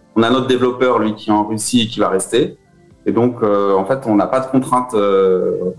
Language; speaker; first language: French; native; French